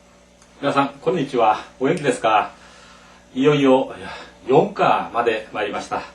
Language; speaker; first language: Japanese; non-native, fluent; Korean